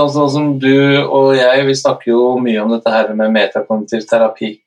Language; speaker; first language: Norwegian; native; Norwegian